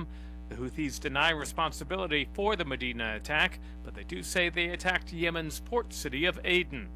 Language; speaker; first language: English; native; English